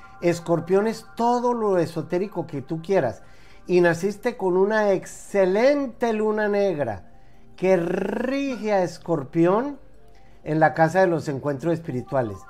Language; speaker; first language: Spanish; native; Spanish